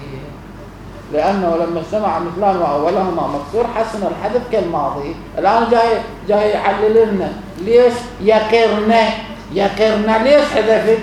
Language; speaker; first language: Arabic; native; Arabic